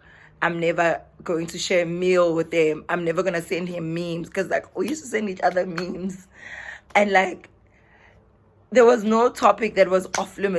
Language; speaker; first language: English; non-native, local second language; Zulu